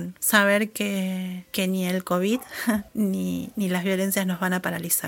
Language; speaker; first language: Spanish; native; Spanish